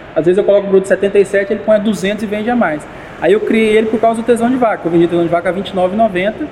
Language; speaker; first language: Portuguese; native; Portuguese